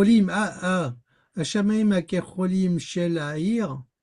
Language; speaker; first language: Hebrew; non-native, learner; French